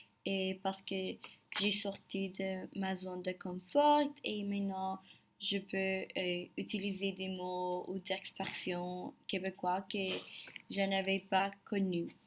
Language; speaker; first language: French; non-native, learner; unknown